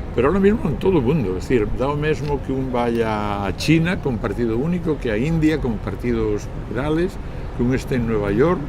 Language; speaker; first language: Spanish; non-native, local second language; Galician